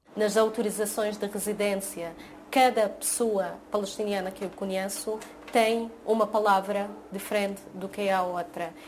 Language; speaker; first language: Portuguese; non-native, fluent; Arabic